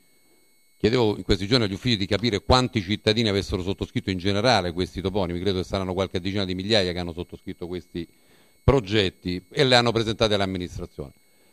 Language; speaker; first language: Italian; native; Italian